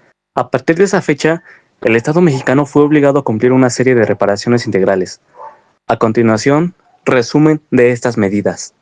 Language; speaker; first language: Spanish; native; Spanish